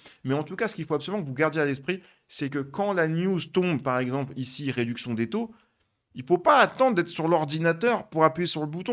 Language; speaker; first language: French; native; French